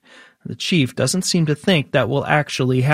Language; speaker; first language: English; native; English